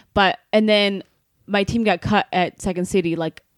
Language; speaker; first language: English; non-native, fluent; Swedish